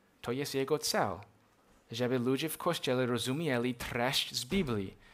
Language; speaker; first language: Polish; non-native, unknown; English